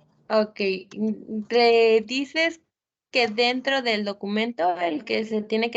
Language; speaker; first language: Spanish; native; Spanish